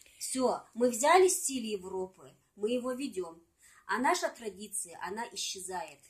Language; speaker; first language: Russian; non-native, local second language; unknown